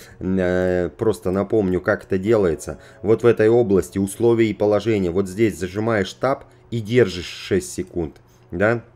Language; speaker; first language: Russian; native; Russian